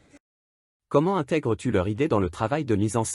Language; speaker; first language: French; native; French